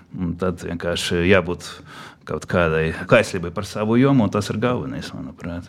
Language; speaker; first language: Latvian; non-native, local second language; Russian